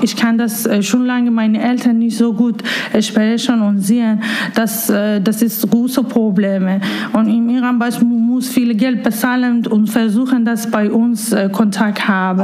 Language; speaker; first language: German; non-native, learner; Persian